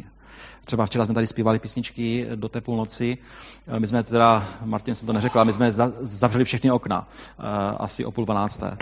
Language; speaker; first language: Czech; native; Czech